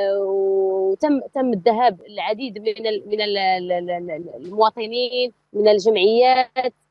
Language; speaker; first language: Arabic; native; Arabic